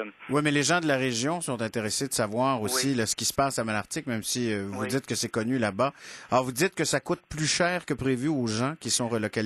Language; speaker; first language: French; native; French